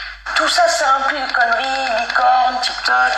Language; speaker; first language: French; native; French